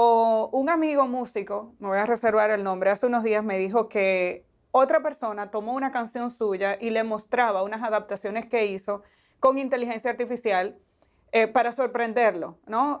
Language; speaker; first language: Spanish; native; Spanish